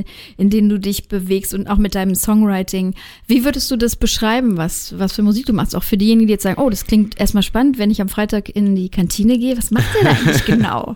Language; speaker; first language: German; native; German